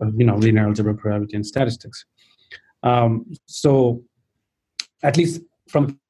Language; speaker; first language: English; non-native, local second language; Nepali